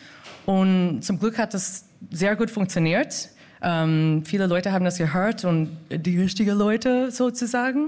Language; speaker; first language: German; non-native, fluent; English